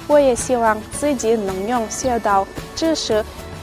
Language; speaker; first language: Chinese; non-native, fluent; Turkmen